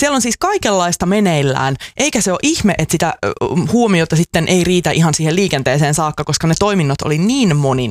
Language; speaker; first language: Finnish; native; Finnish